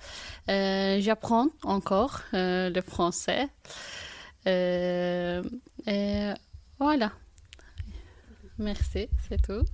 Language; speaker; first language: French; non-native, learner; Turkish